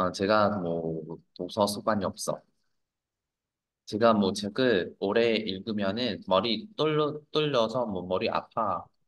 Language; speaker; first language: Korean; non-native, fluent; Vietnamese